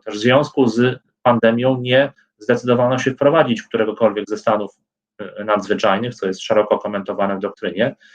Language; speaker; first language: Polish; native; Polish